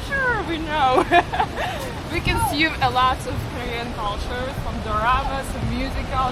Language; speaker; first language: English; non-native, fluent; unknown